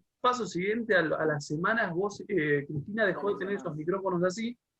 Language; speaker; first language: Spanish; native; Spanish